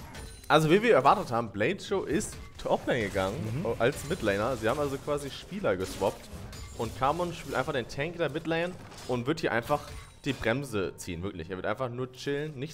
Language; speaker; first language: German; native; German